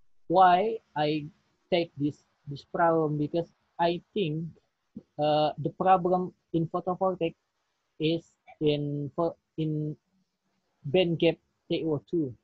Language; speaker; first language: English; non-native, learner; Indonesian